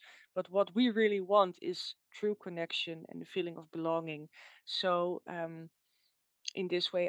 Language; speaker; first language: English; non-native, fluent; Dutch